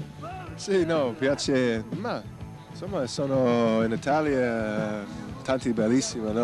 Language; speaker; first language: Italian; non-native, learner; English